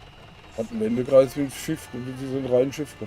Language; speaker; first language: German; native; German